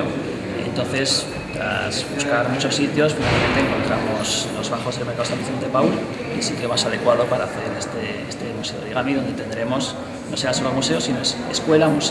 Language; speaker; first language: Spanish; native; Spanish